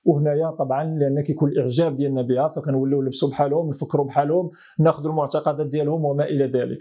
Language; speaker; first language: Arabic; native; Arabic